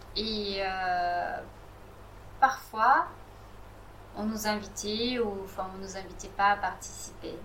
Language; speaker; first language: French; non-native, fluent; Romanian